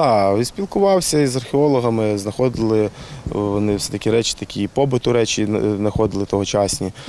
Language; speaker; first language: Ukrainian; native; Ukrainian